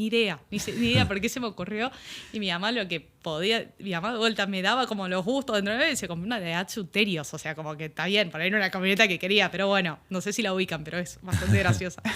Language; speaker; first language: Spanish; early bilingual, other home language; English